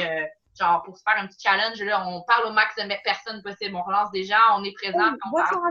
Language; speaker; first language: French; native; French